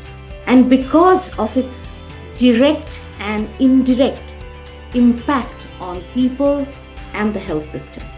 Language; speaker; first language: English; non-native, local second language; Bangla